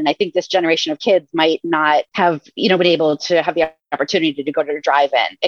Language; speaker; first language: English; native; English